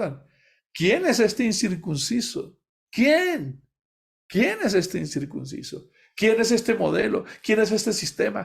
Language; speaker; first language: Spanish; native; Spanish